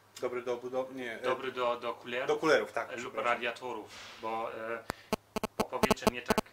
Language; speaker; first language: Polish; early bilingual, heritage; Polish